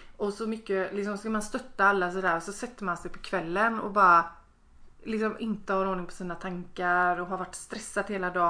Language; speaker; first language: Swedish; native; Swedish